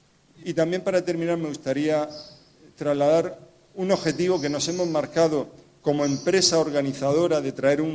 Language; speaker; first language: Spanish; native; Spanish